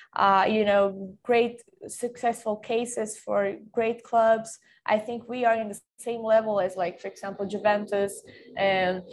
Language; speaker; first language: English; non-native, fluent; Swedish